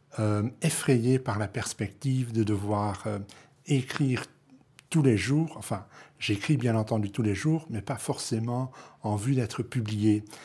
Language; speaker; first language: French; non-native, local second language; Dutch